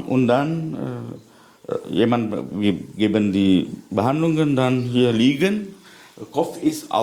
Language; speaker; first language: German; non-native, learner; Sinhala